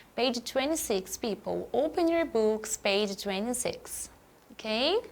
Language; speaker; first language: English; non-native, fluent; Portuguese